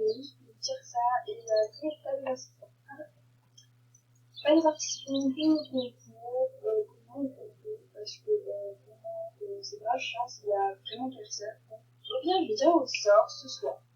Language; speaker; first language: French; native; French